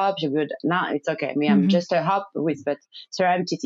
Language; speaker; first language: English; non-native, learner; French